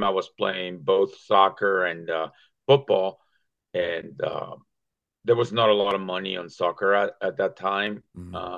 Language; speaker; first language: English; non-native, fluent; Spanish